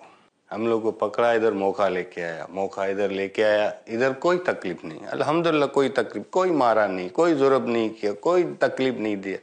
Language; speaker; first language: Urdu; non-native, learner; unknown